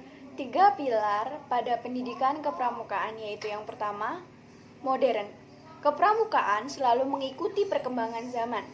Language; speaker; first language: Indonesian; native; Indonesian